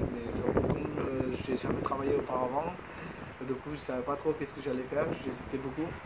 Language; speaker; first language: French; non-native, fluent; Bangla